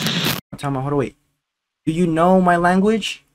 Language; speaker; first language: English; non-native, fluent; Indonesian